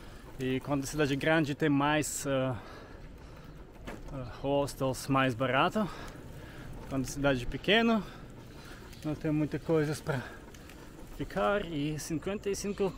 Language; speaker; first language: Portuguese; non-native, learner; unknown